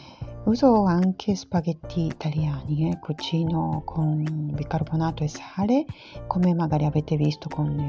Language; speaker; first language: Italian; non-native, learner; Japanese